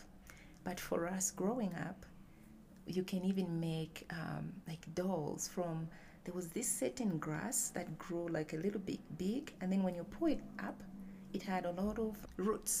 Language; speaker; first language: English; non-native, local second language; Bemba